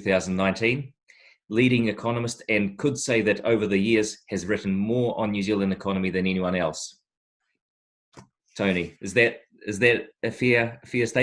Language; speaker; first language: English; non-native, fluent; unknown